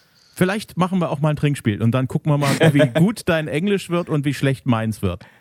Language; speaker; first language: German; native; German